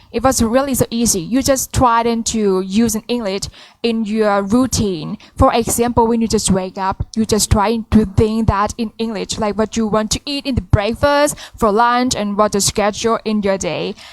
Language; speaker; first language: English; non-native, learner; Thai